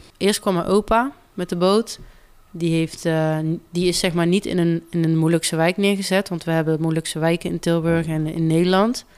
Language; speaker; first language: Dutch; native; Dutch